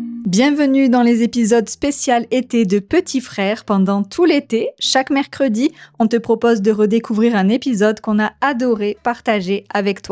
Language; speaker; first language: French; native; French